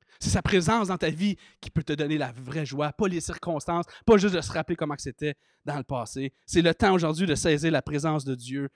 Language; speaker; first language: French; native; French